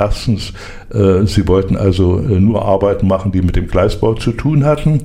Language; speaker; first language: German; native; German